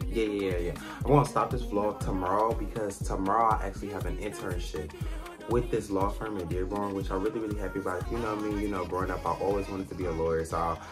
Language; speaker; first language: English; native; English